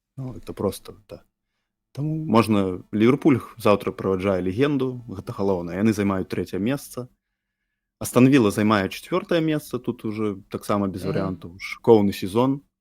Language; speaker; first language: Belarusian; non-native, local second language; Russian